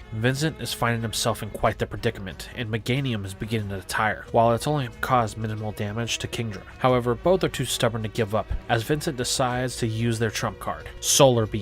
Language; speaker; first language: English; native; English